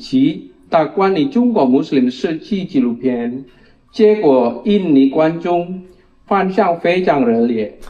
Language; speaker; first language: Chinese; non-native, fluent; Indonesian